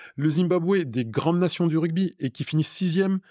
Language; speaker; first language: French; native; French